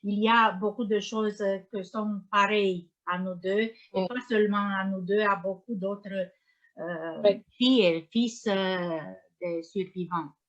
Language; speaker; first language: French; non-native, learner; Romanian